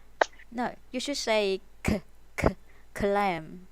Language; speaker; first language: English; non-native, fluent; Vietnamese